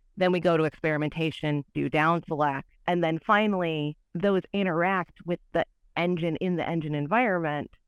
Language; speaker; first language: English; native; English